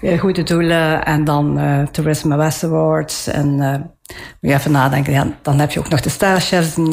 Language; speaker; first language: Dutch; early bilingual, other home language; Italian